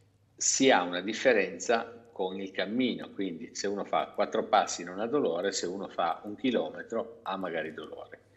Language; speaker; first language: Italian; native; Italian